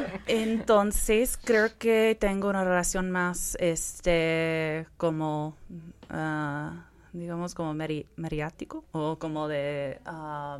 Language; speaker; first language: Spanish; non-native, fluent; English